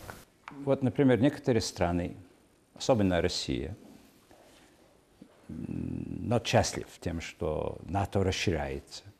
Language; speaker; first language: Russian; non-native, fluent; Mongolian